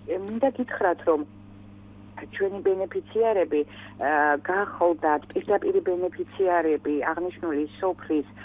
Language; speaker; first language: Georgian; native; Georgian